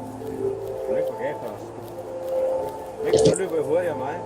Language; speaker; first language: Danish; native; Danish